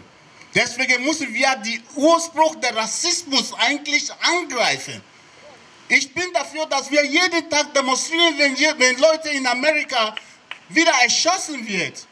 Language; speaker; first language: German; non-native, fluent; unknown